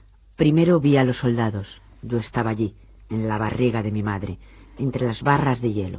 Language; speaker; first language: Spanish; native; Spanish